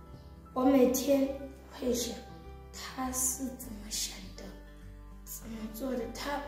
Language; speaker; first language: Chinese; non-native, learner; Southern Sotho